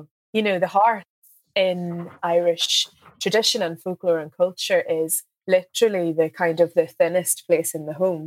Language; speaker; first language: English; native; English